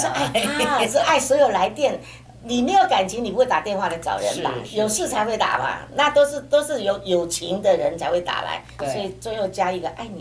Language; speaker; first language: Chinese; native; Chinese